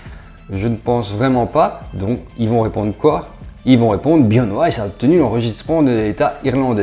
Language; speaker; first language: French; native; French